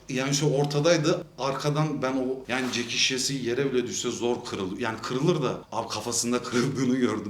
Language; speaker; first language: Turkish; early bilingual, heritage; Turkish